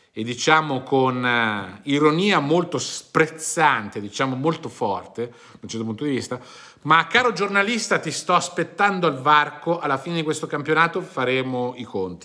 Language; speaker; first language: Italian; native; Italian